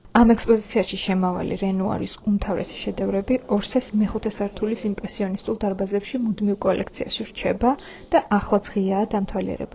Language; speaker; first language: Georgian; native; Georgian